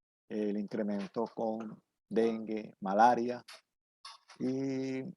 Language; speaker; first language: Spanish; native; Spanish